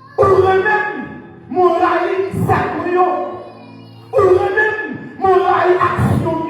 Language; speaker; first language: French; non-native, local second language; Haitian Creole